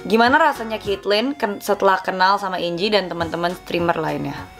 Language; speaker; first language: Indonesian; native; Indonesian